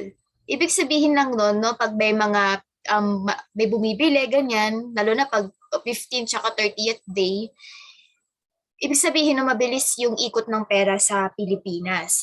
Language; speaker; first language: Filipino; native; Filipino